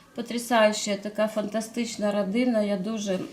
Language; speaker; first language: Ukrainian; non-native, local second language; Russian